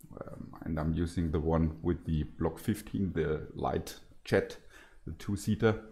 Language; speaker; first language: English; non-native, fluent; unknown